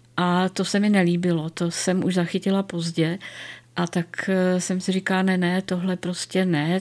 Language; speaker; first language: Czech; native; Czech